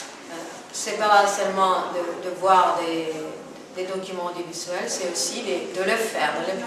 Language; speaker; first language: French; non-native, fluent; Spanish